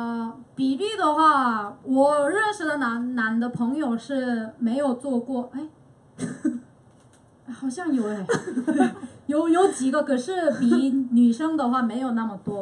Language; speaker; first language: Chinese; non-native, fluent; Korean